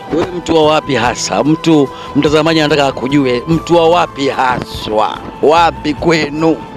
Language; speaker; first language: Swahili; native; Swahili